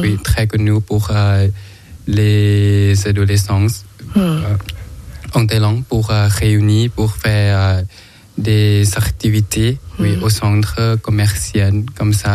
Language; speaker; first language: French; non-native, learner; Thai